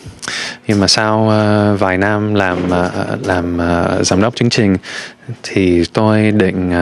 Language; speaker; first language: Vietnamese; non-native, fluent; English